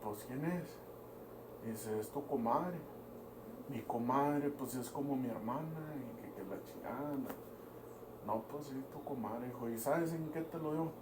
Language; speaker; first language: Spanish; early bilingual, heritage; Spanish